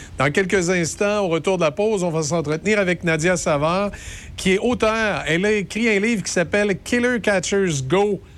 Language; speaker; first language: French; native; French